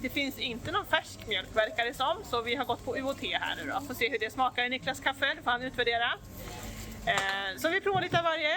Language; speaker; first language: Swedish; native; Swedish